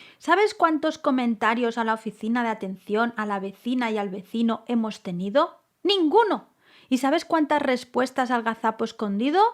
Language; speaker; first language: Spanish; native; Spanish